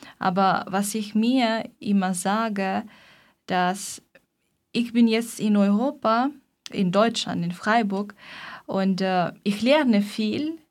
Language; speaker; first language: German; non-native, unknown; Ukrainian